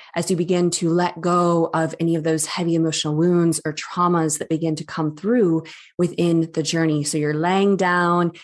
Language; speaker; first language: English; native; English